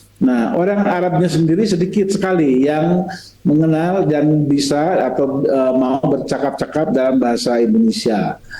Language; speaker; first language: Indonesian; native; Indonesian